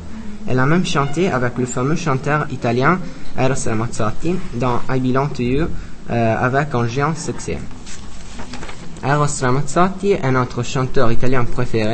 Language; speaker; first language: French; non-native, learner; Italian